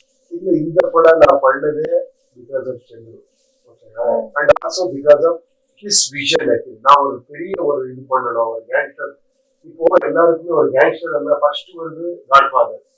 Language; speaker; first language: Tamil; non-native, learner; Kannada